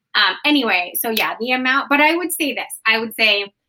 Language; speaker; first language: English; native; English